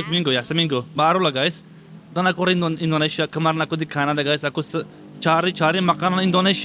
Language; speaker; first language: Indonesian; non-native, learner; Turkish